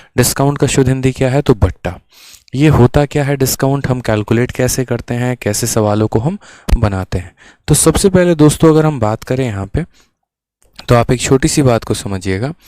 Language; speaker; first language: Hindi; native; Hindi